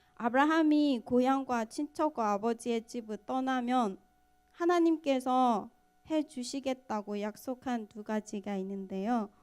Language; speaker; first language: Korean; non-native, fluent; Burmese